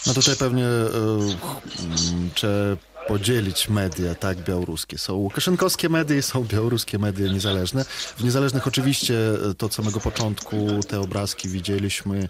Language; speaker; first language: Polish; non-native, fluent; Belarusian